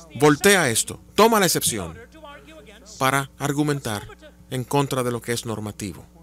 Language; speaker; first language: Spanish; non-native, fluent; Malayalam